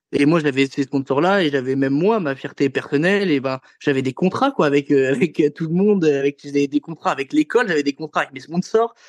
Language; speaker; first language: French; native; French